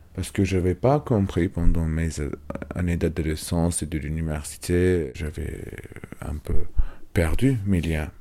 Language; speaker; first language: French; non-native, fluent; Turkish